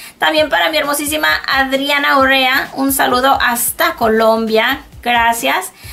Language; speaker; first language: Spanish; native; Spanish